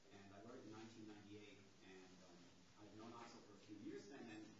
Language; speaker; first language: English; native; English